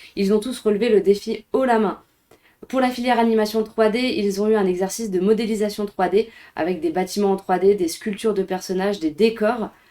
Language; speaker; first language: French; native; French